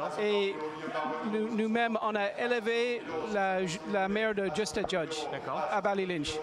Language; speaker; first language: French; non-native, learner; English